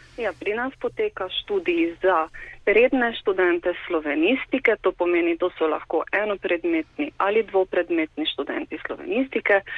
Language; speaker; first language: Slovenian; native; Slovenian